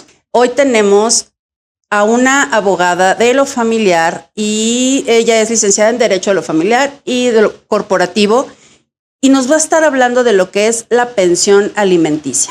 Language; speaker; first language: Spanish; native; Spanish